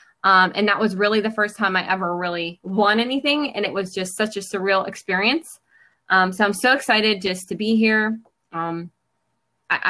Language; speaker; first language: English; native; English